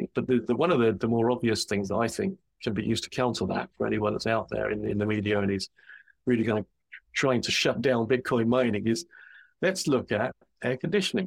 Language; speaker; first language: English; native; English